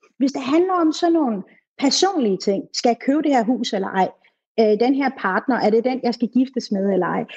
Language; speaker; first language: Danish; native; Danish